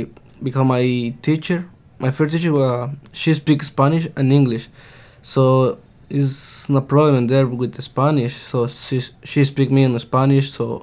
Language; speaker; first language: English; non-native, learner; Spanish